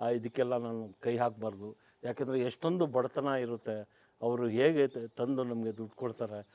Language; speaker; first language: Kannada; non-native, local second language; Urdu